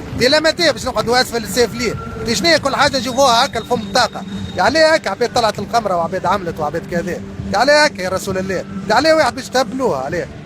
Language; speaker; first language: Arabic; native; Arabic